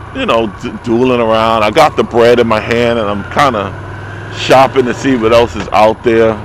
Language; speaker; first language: English; native; English